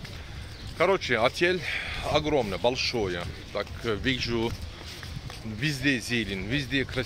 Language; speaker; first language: Russian; non-native, learner; Turkish